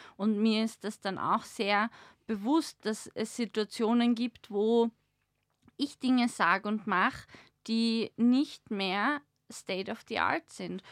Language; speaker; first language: German; native; German